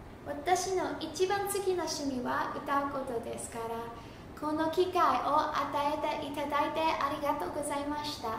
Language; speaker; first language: Japanese; non-native, learner; English